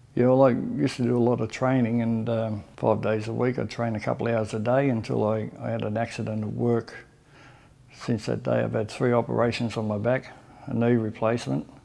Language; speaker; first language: English; native; English